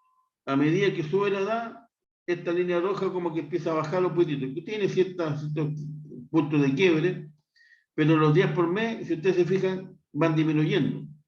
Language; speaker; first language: Spanish; native; Spanish